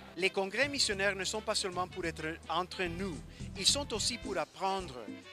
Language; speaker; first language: French; non-native, fluent; English